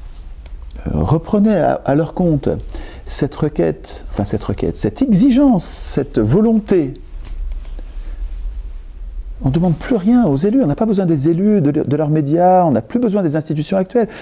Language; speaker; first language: French; native; French